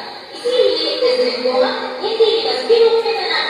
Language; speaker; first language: Hindi; native; Hindi